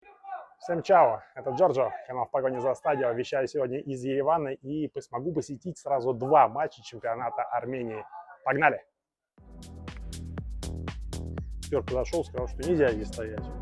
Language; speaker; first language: Russian; native; Russian